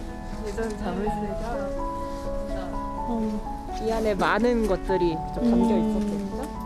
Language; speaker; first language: Korean; native; Korean